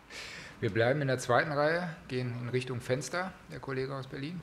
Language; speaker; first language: German; native; German